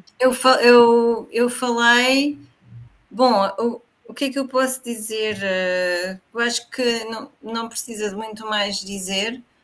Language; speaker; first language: Portuguese; native; Portuguese